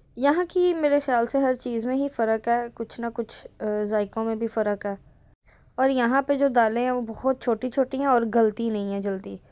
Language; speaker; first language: Urdu; non-native, local second language; Punjabi